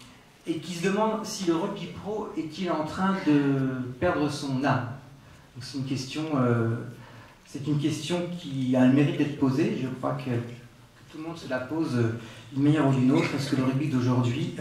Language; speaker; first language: French; native; French